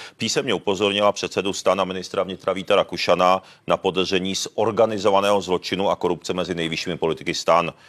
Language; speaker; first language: Czech; early bilingual, other home language; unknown